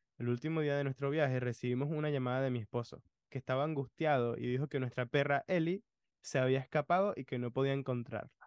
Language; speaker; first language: Spanish; early bilingual, other home language; English